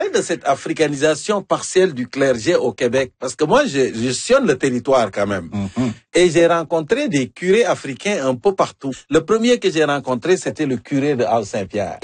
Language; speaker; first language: French; native; French